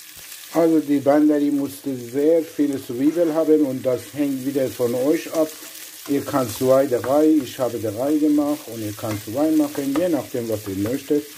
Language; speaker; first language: German; non-native, learner; Persian